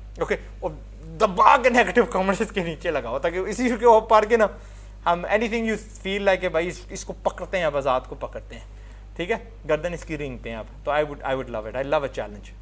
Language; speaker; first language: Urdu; non-native, fluent; English